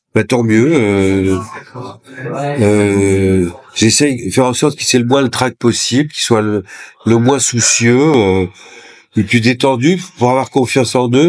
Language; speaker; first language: French; native; French